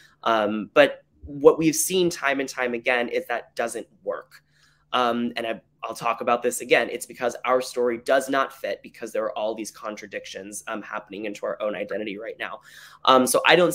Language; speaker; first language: English; native; English